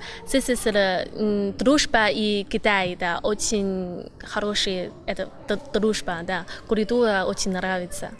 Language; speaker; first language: Russian; non-native, learner; Chinese